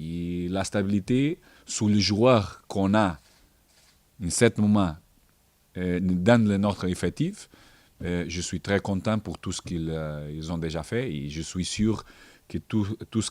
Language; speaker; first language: French; non-native, learner; Portuguese